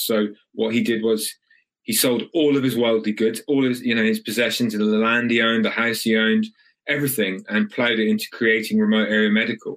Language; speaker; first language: English; native; English